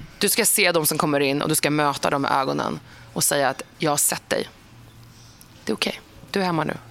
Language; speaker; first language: Swedish; native; Swedish